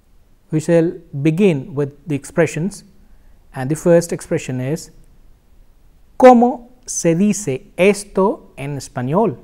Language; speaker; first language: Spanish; non-native, fluent; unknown